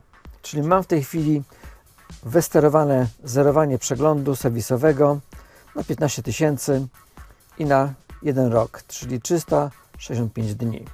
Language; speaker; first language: Polish; native; Polish